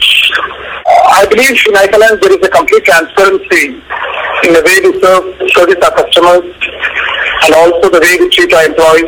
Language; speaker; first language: English; non-native, local second language; Tamil